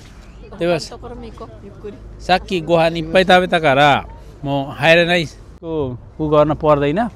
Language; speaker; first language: Japanese; non-native, learner; Nepali